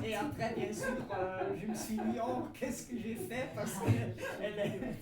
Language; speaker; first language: French; non-native, fluent; Dutch